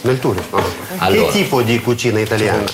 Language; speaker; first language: Italian; non-native, fluent; Russian